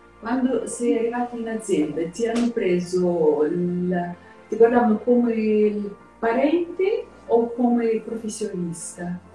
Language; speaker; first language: Italian; non-native, fluent; Russian